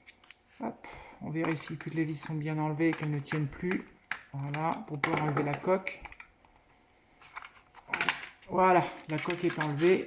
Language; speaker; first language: French; native; French